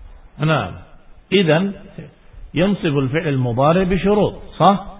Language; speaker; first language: Arabic; non-native, fluent; Indonesian